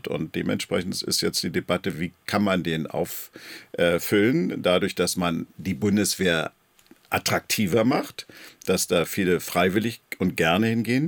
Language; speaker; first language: German; native; German